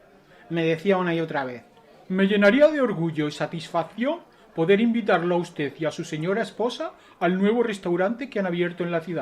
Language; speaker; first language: Spanish; native; Spanish